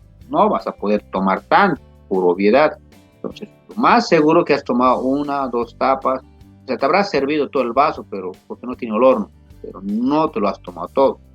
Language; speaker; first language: Spanish; native; Spanish